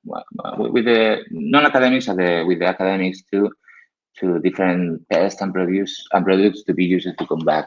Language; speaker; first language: English; non-native, learner; Spanish